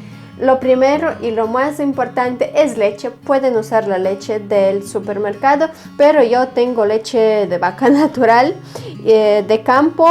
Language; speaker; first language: Spanish; non-native, fluent; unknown